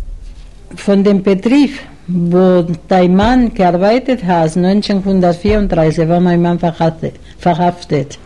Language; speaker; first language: German; non-native, fluent; Spanish